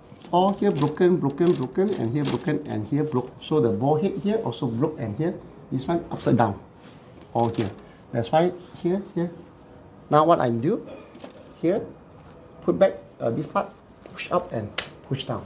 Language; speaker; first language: English; non-native, local second language; Cantonese